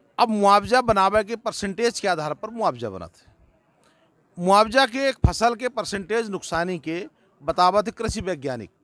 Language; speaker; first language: Hindi; native; Hindi